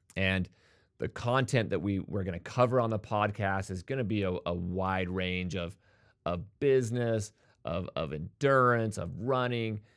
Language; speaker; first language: English; native; English